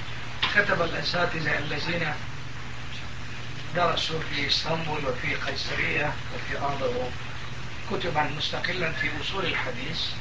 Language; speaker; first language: Arabic; non-native, fluent; Turkish